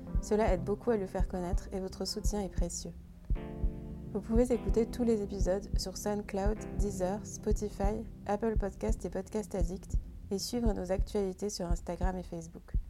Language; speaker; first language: French; native; French